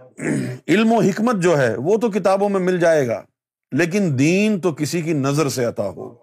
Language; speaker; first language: Urdu; native; Urdu